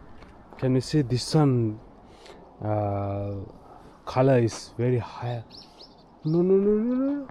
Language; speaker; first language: English; non-native, learner; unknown